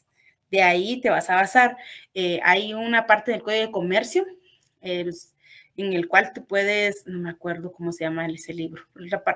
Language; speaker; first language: Spanish; native; Spanish